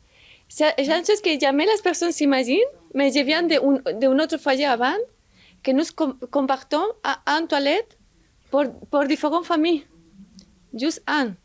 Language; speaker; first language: French; non-native, learner; Spanish